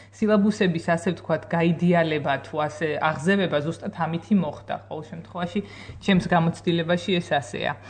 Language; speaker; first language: Georgian; native; Georgian